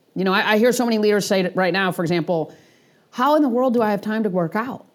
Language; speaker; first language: English; native; English